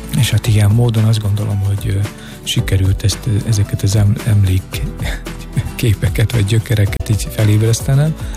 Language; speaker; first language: Hungarian; native; Hungarian